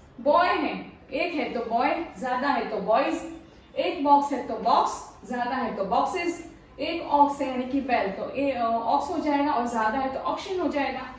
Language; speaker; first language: Hindi; non-native, local second language; Marathi